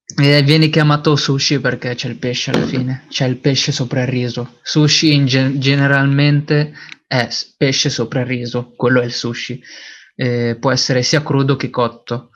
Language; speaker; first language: Italian; early bilingual, other home language; Filipino